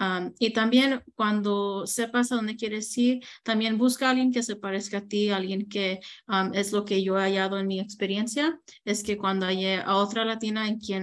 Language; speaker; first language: Spanish; early bilingual, heritage; Spanish